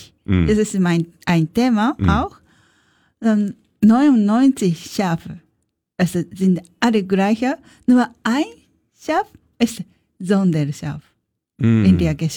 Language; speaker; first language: German; non-native, learner; Japanese